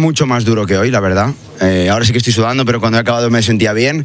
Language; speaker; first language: Spanish; native; Spanish